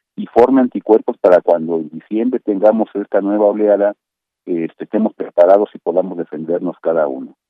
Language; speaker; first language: Spanish; native; Spanish